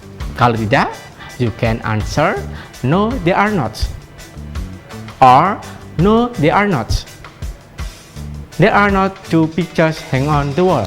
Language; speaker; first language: English; non-native, fluent; Indonesian